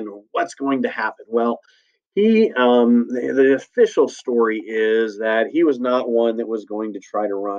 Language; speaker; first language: English; native; English